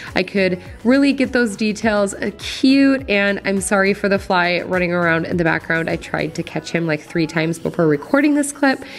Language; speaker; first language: English; native; English